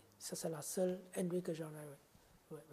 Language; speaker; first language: French; non-native, fluent; Khmer